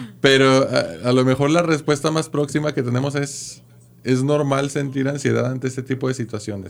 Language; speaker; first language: Spanish; native; Spanish